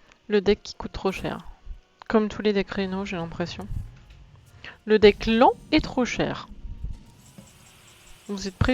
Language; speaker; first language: French; native; French